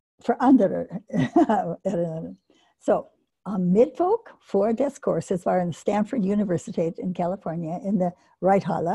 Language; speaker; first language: German; non-native, learner; English